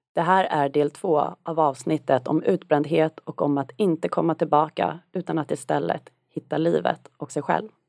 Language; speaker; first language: Swedish; native; Swedish